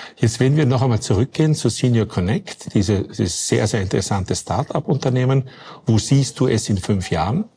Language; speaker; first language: German; native; German